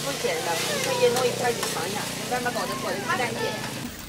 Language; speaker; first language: Chinese; native; Chinese